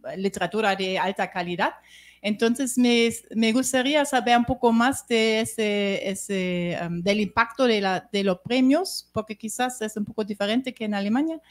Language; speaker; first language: Spanish; non-native, fluent; German